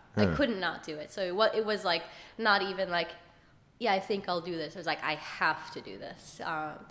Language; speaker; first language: English; early bilingual, other home language; Hebrew